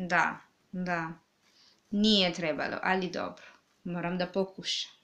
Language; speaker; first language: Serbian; non-native, learner; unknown